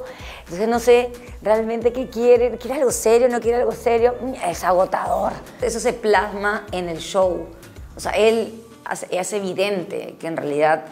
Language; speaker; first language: Spanish; native; Spanish